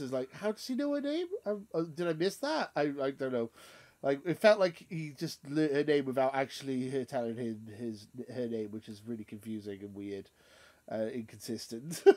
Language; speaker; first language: English; native; English